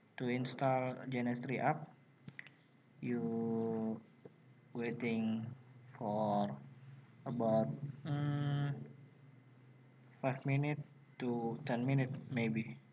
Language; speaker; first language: English; non-native, learner; Indonesian